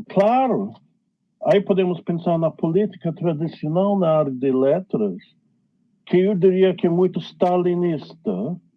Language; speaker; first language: Portuguese; non-native, fluent; English